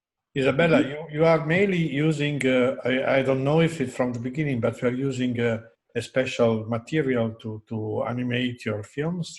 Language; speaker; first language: English; non-native, fluent; Italian